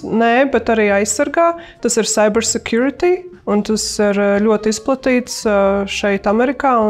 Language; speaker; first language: Latvian; native; Latvian